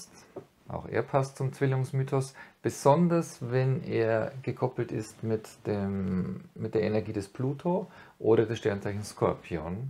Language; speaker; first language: German; native; German